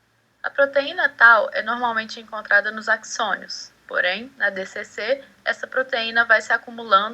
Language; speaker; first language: Portuguese; native; Portuguese